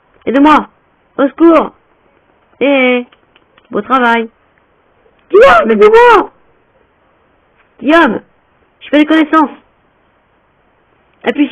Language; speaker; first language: French; native; French